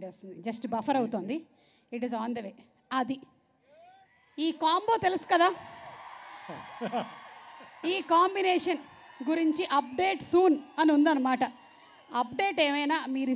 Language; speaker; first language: Telugu; native; Telugu